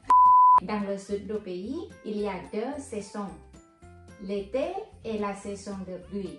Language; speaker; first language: French; non-native, fluent; Thai